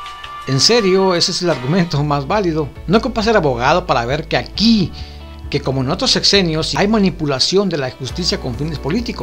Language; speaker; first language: Spanish; native; Spanish